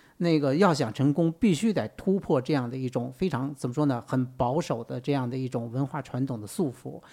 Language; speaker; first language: Chinese; native; Chinese